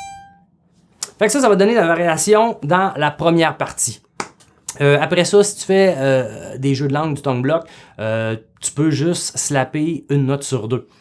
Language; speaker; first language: French; native; French